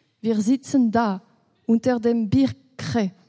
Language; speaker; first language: German; non-native, local second language; French